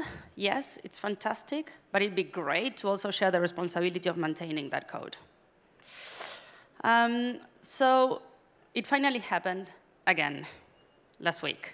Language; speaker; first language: English; non-native, fluent; Spanish